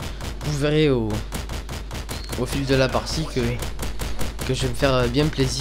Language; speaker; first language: French; native; French